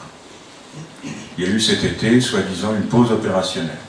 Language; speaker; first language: French; native; French